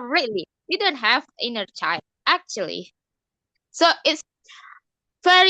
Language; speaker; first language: English; non-native, learner; Indonesian